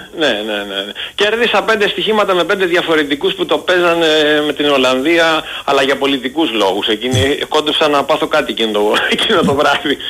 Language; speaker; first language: Greek; native; Greek